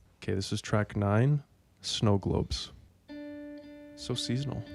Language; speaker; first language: English; native; English